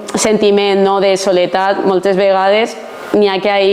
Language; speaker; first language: Catalan; non-native, local second language; Spanish